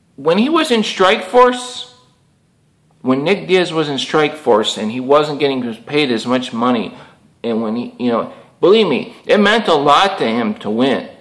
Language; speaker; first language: English; native; English